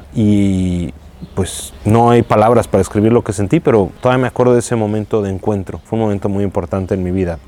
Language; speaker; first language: Spanish; native; Spanish